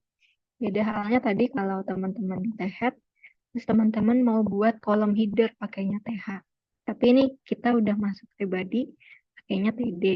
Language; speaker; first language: Indonesian; native; Indonesian